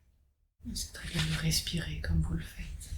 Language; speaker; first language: French; native; French